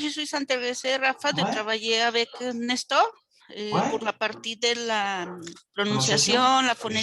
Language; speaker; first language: French; non-native, fluent; Spanish